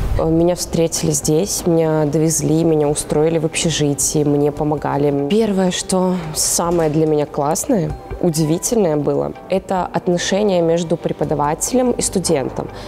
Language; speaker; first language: Russian; native; Russian